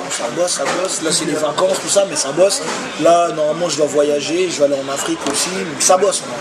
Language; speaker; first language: French; early bilingual, other home language; Lingala